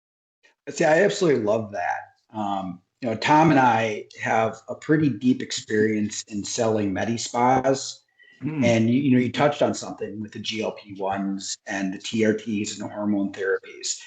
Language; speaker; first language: English; native; English